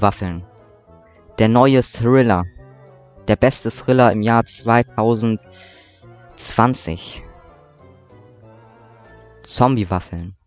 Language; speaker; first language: German; native; German